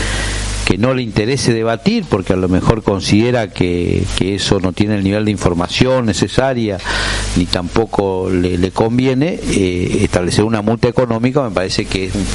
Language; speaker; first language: Spanish; native; Spanish